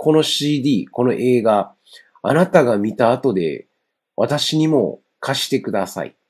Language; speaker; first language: Japanese; non-native, fluent; Chinese